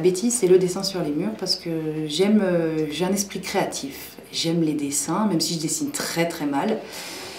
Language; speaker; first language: French; native; French